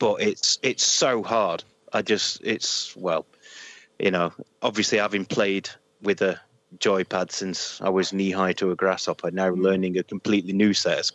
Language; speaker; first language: English; native; English